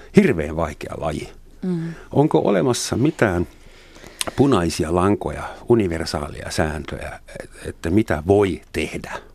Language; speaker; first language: Finnish; non-native, fluent; German